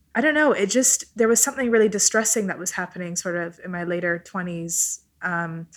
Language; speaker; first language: English; non-native, fluent; Italian